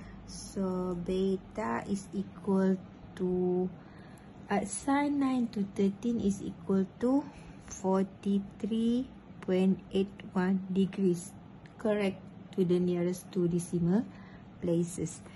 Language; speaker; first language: English; non-native, local second language; Malay